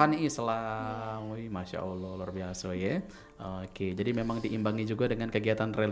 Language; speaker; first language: Indonesian; native; Indonesian